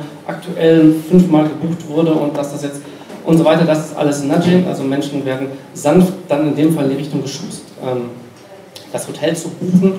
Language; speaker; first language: German; native; German